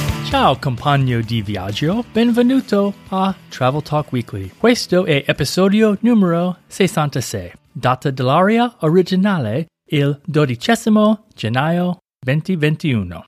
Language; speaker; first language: Italian; non-native, learner; English